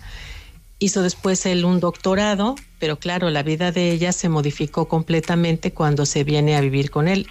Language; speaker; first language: Spanish; native; Spanish